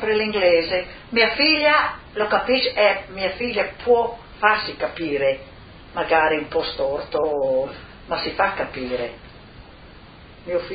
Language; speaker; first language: Italian; non-native, local second language; Friulian